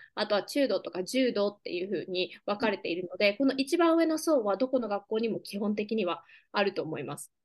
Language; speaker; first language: Japanese; native; Japanese